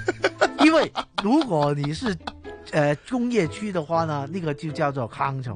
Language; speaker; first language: Chinese; non-native, local second language; Cantonese